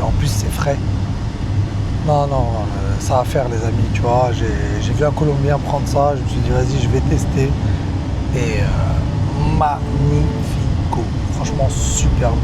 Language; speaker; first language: French; native; French